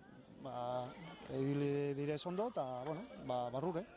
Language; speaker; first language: Basque; non-native, local second language; Spanish